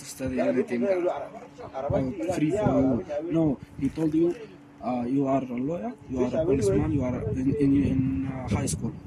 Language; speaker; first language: English; non-native, learner; Arabic